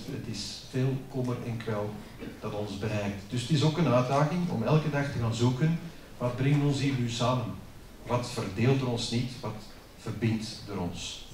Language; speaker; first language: Dutch; native; Dutch